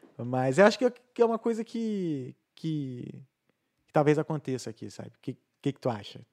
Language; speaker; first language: Portuguese; native; Portuguese